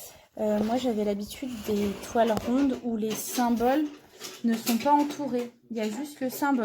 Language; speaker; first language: French; native; French